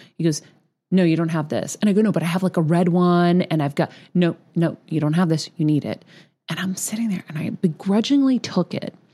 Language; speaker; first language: English; early bilingual, other home language; Greek